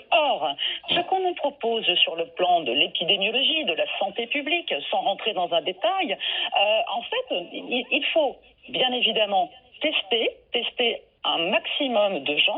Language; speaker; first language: French; native; French